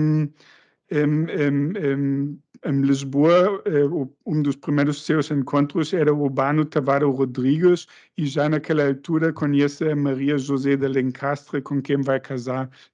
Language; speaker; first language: Portuguese; non-native, fluent; German